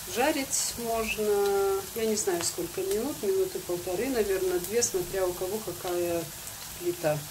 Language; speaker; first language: Russian; native; Russian